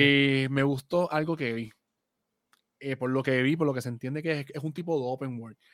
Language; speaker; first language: Spanish; native; Spanish